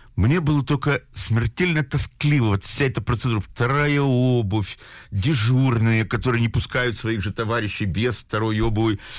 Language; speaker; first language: Russian; native; Russian